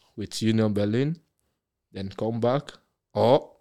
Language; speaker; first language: English; non-native, local second language; Yoruba